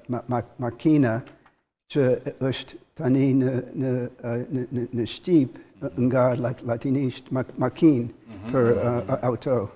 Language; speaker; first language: Albanian; non-native, learner; English